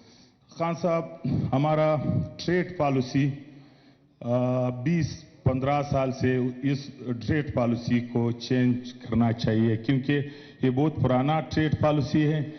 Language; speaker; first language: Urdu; non-native, local second language; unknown